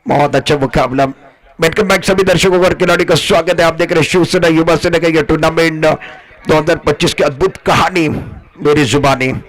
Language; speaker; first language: Hindi; non-native, local second language; Marathi